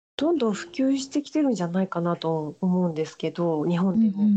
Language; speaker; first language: Japanese; native; Japanese